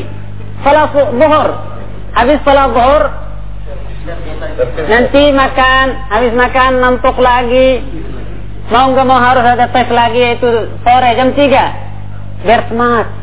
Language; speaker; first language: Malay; non-native, fluent; Arabic